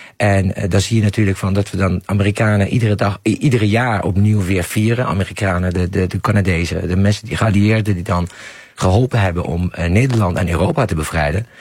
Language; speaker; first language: Dutch; non-native, fluent; Persian